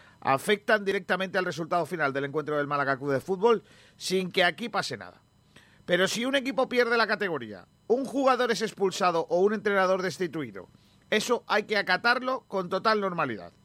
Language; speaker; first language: Spanish; native; Spanish